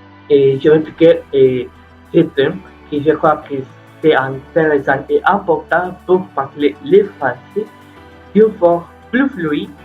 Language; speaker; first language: French; non-native, learner; Spanish